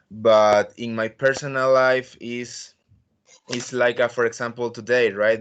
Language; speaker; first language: English; non-native, learner; Spanish